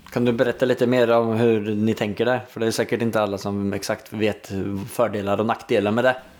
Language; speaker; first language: Swedish; native; Swedish